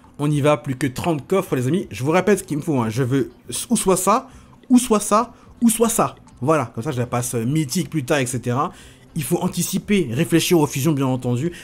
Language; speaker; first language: French; native; French